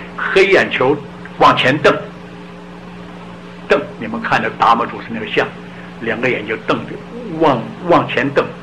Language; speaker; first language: Chinese; native; Chinese